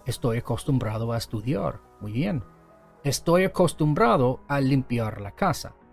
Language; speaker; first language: Spanish; non-native, fluent; English